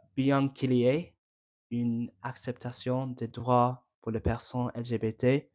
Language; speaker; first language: French; non-native, fluent; English